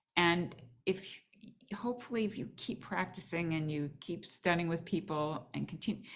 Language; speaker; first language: English; native; English